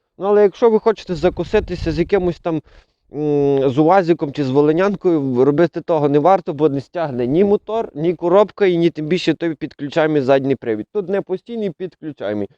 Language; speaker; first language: Ukrainian; native; Ukrainian